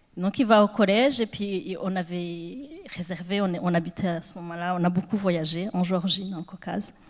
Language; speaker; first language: French; non-native, local second language; Kinyarwanda